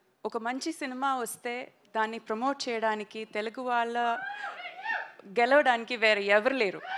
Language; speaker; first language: Telugu; non-native, local second language; Tamil